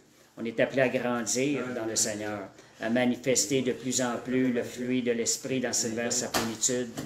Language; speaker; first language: French; native; French